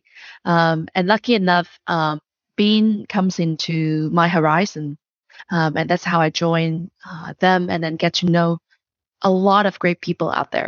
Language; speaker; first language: English; non-native, fluent; Chinese